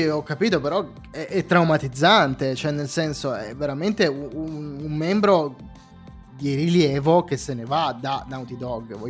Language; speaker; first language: Italian; native; Italian